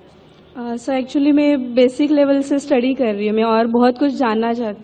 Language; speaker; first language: Hindi; native; Hindi